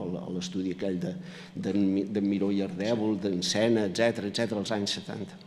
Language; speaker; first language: Catalan; native; Catalan